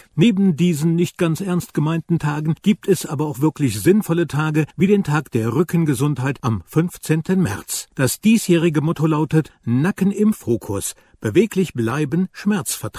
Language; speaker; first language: German; native; German